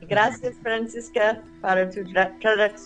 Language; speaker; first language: Spanish; non-native, fluent; English